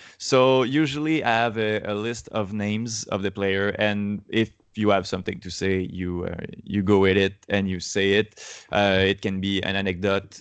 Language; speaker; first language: English; non-native, learner; French